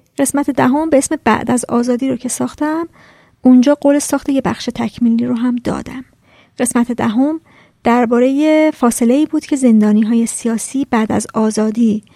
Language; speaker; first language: Persian; native; Persian